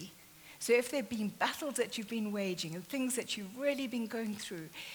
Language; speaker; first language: English; native; English